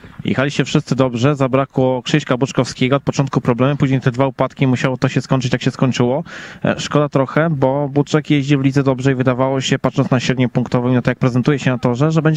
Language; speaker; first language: Polish; native; Polish